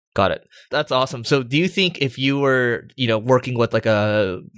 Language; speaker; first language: English; native; English